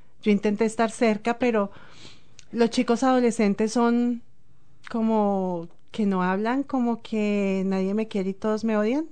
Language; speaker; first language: Spanish; native; Spanish